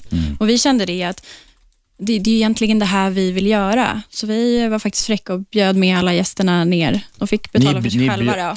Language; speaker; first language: Swedish; non-native, fluent; Polish